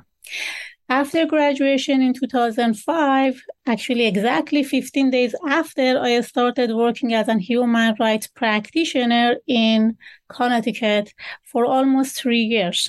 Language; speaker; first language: English; non-native, fluent; Persian